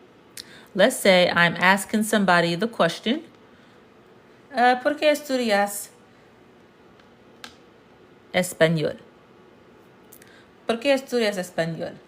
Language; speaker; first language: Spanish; non-native, fluent; English